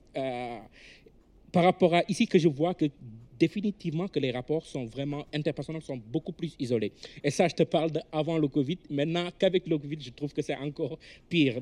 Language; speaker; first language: French; non-native, local second language; Wolof